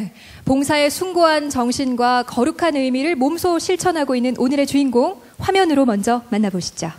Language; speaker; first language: Korean; native; Korean